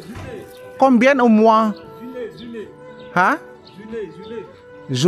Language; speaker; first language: French; non-native, learner; Filipino